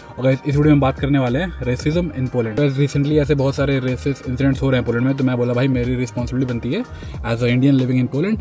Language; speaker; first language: Hindi; native; Hindi